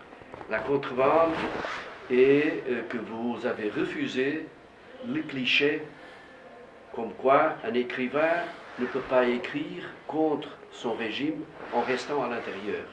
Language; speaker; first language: French; non-native, fluent; Portuguese